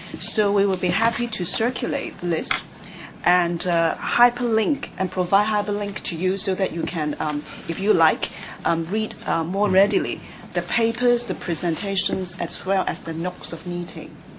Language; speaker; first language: English; non-native, local second language; Cantonese